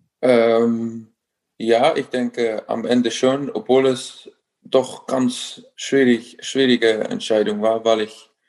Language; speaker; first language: German; non-native, fluent; Dutch